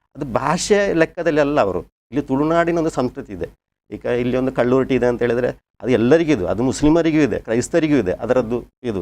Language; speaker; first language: Kannada; non-native, local second language; Tulu